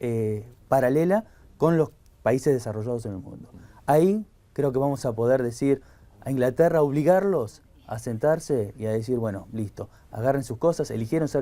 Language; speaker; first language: Spanish; native; Spanish